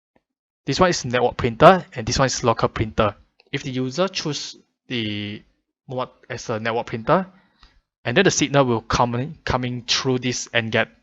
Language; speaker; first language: English; non-native, fluent; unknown